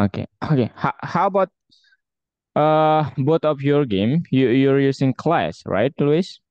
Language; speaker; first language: English; non-native, fluent; Indonesian